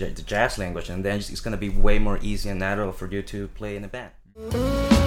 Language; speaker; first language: English; non-native, fluent; Spanish